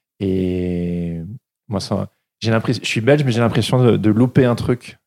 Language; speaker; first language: French; native; French